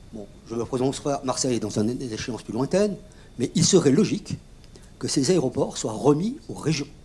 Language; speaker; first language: French; native; French